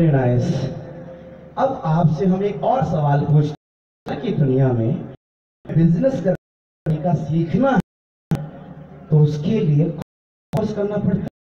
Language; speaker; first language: Hindi; native; Hindi